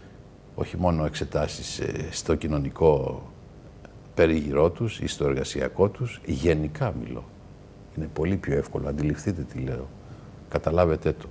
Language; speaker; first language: Greek; native; Greek